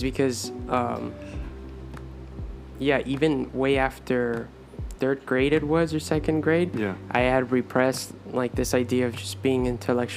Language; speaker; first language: English; early bilingual, other home language; Spanish